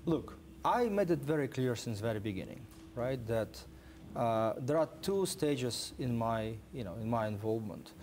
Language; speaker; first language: English; non-native, fluent; Ukrainian